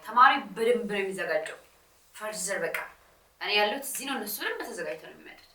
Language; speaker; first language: Amharic; non-native, local second language; Sebat Bet Gurage